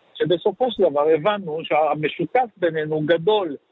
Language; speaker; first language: Hebrew; native; Hebrew